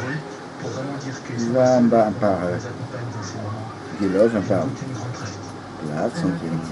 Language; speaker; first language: German; non-native, learner; French